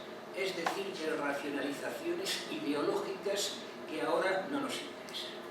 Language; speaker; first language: Spanish; native; Spanish